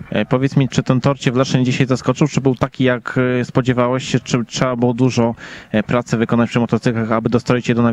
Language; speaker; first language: Polish; native; Polish